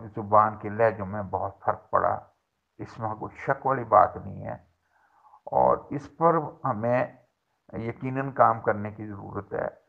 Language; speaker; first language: Urdu; non-native, local second language; Haryanvi